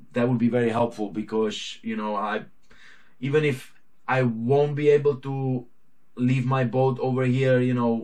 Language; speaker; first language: English; non-native, fluent; Czech